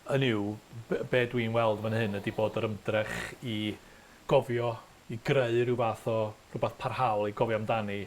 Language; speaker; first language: Welsh; native; Welsh